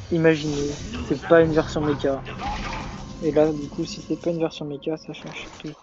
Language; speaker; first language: French; native; French